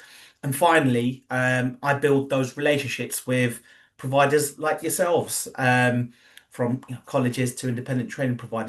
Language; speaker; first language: English; native; English